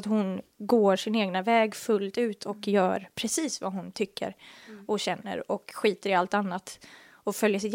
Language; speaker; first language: Swedish; native; Swedish